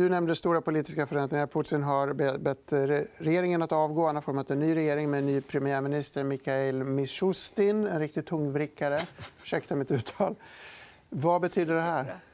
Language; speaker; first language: Swedish; native; Swedish